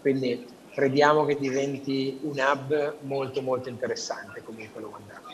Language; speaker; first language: Italian; native; Italian